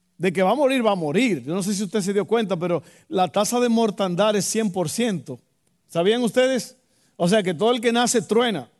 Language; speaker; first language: Spanish; native; Spanish